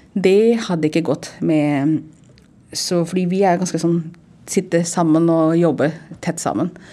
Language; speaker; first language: Norwegian; non-native, fluent; Hindi